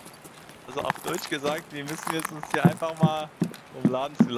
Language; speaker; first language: German; native; German